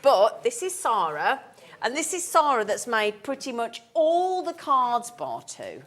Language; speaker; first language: English; native; English